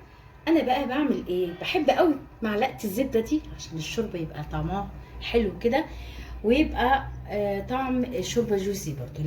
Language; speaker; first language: Arabic; native; Arabic